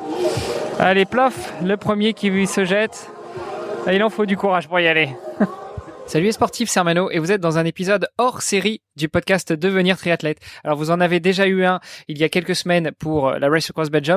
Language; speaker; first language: French; native; French